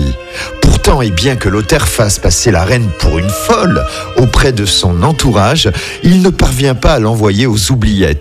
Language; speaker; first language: French; native; French